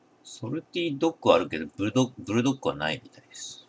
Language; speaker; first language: Japanese; native; Japanese